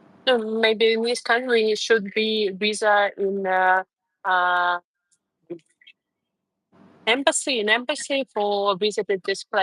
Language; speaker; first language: English; non-native, learner; Russian